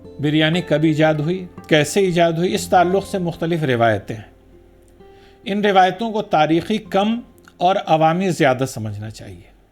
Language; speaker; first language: Urdu; native; Urdu